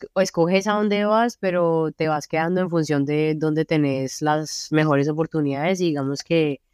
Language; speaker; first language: Spanish; native; Spanish